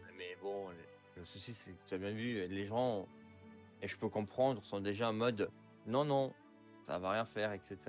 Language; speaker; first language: French; native; French